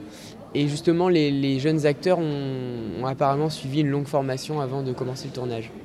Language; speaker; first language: French; native; French